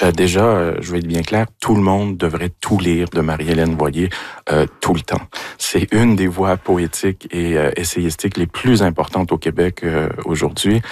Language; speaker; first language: French; native; French